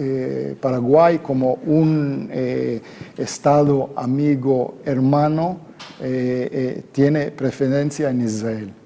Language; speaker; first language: Spanish; non-native, fluent; Hebrew